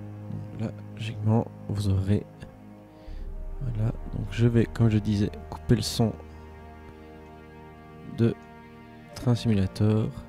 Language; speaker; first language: French; native; French